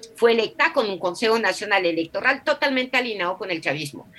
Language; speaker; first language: Spanish; non-native, fluent; French